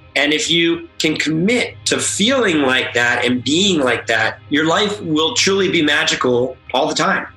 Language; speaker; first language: English; native; English